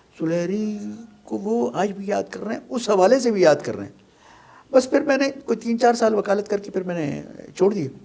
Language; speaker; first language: Urdu; non-native, local second language; Sindhi